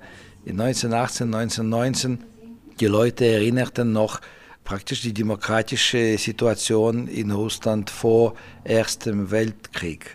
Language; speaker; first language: German; non-native, fluent; Russian